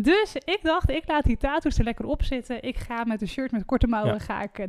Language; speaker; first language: Dutch; native; Dutch